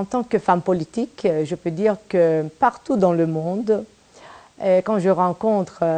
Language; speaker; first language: French; non-native, fluent; Turkish